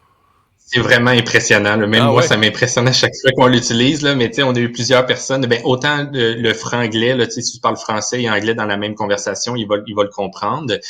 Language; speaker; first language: French; native; French